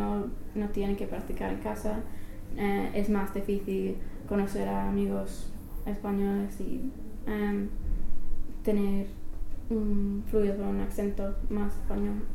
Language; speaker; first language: Spanish; non-native, fluent; English